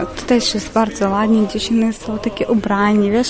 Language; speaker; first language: Polish; non-native, fluent; Ukrainian